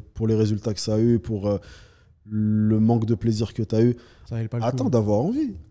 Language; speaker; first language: French; native; French